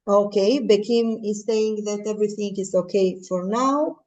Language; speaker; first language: English; non-native, fluent; Albanian